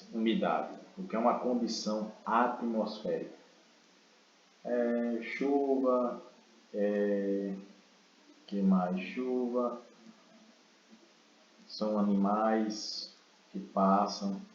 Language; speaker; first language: Portuguese; native; Portuguese